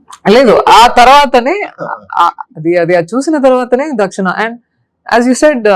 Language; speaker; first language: Telugu; non-native, learner; Tamil